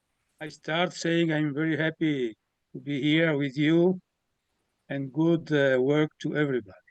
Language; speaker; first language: English; non-native, learner; Italian